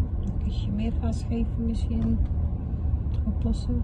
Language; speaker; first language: Dutch; non-native, fluent; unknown